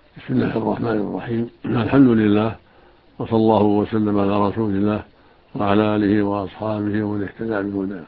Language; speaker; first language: Arabic; native; Arabic